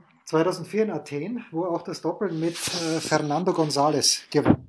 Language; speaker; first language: German; native; German